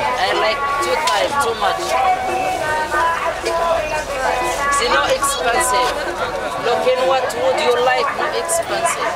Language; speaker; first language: English; non-native, learner; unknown